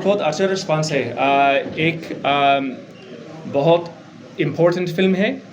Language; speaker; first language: Hindi; non-native, learner; English